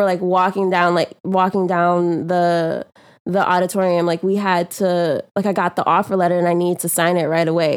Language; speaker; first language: English; native; English